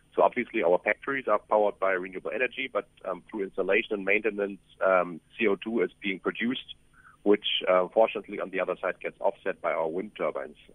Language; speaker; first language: English; non-native, fluent; German